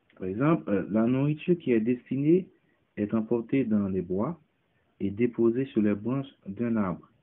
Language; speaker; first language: French; non-native, local second language; Haitian Creole